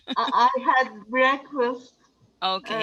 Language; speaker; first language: English; non-native, learner; Turkish